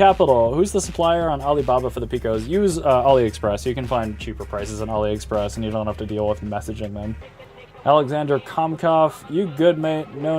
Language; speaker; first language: English; native; English